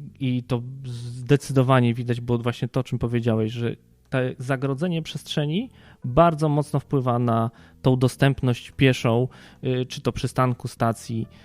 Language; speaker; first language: Polish; native; Polish